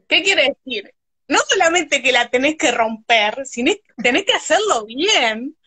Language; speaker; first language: Spanish; native; Spanish